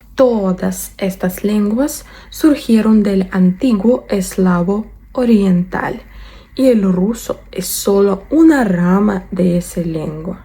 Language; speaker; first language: Spanish; non-native, fluent; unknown